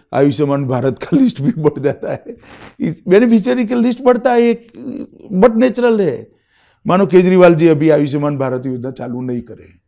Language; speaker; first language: Hindi; non-native, local second language; Gujarati